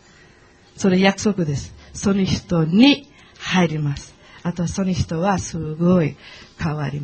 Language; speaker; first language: Japanese; non-native, learner; English